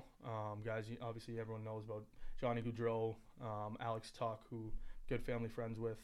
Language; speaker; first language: English; native; English